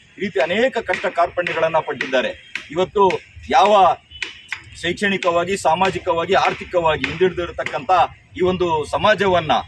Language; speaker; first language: Kannada; native; Kannada